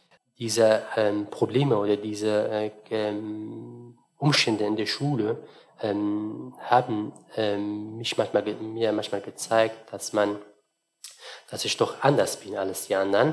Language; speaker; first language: German; non-native, fluent; Arabic